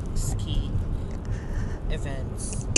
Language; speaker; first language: English; non-native, local second language; Filipino